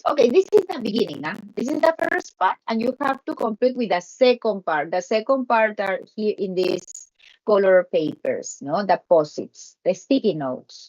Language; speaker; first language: English; non-native, learner; Spanish